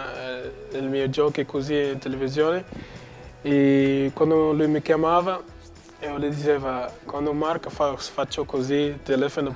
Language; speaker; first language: Italian; non-native, learner; Portuguese